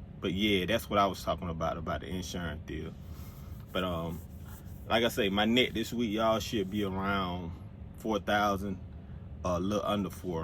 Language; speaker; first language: English; native; English